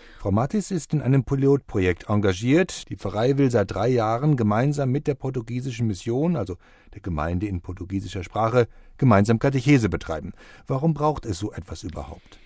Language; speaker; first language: German; native; German